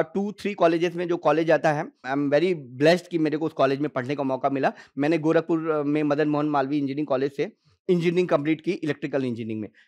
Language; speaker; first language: Hindi; native; Hindi